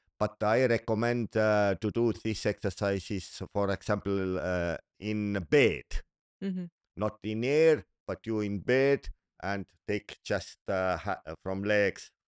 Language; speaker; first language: English; non-native, learner; Estonian